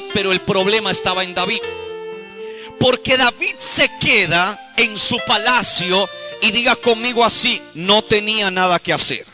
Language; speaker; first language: Spanish; native; Spanish